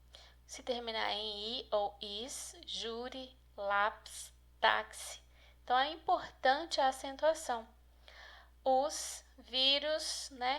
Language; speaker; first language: Portuguese; native; Portuguese